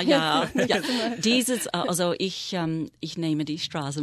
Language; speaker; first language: German; non-native, fluent; English